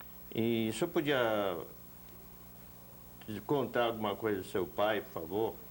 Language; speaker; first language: Portuguese; non-native, fluent; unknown